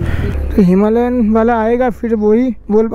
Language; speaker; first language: Hindi; non-native, local second language; Bangla